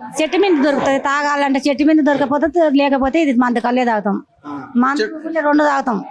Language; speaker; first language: Telugu; native; Telugu